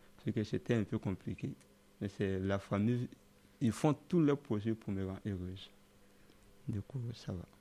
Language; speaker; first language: French; non-native, local second language; Dyula